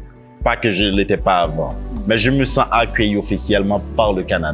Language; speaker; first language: French; non-native, local second language; Haitian Creole